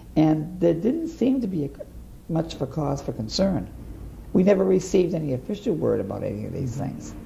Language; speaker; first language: English; native; English